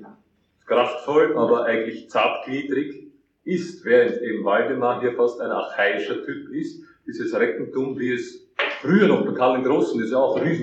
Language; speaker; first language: German; native; German